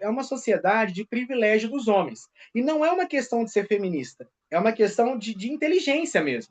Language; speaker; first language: Portuguese; native; Portuguese